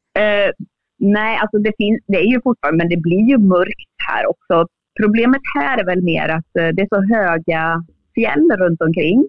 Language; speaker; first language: Swedish; native; Swedish